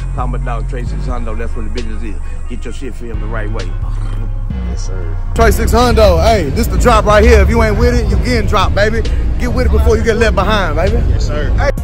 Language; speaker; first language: English; native; English